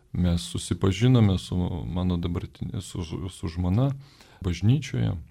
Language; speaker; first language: Lithuanian; native; Lithuanian